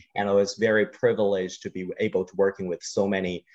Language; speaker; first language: English; non-native, fluent; Chinese